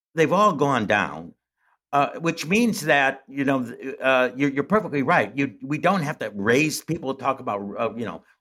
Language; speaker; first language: English; native; English